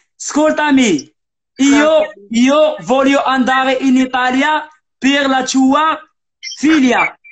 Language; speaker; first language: Italian; non-native, learner; Arabic